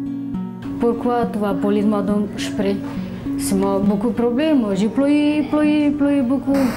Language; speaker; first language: French; non-native, learner; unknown